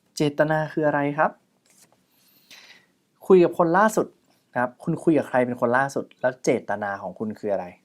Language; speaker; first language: Thai; native; Thai